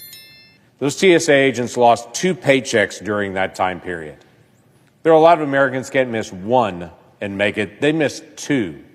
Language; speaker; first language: English; native; English